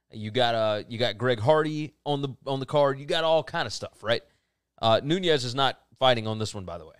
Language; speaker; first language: English; native; English